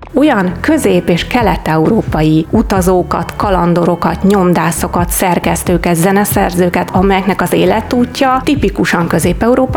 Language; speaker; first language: Hungarian; non-native, learner; Ukrainian